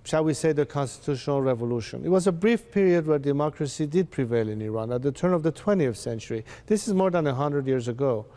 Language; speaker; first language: English; non-native, fluent; Persian